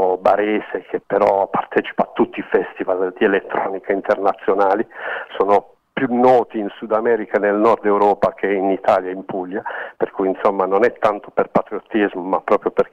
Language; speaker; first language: Italian; native; Italian